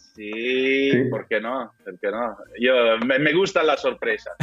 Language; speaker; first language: Spanish; non-native, learner; Italian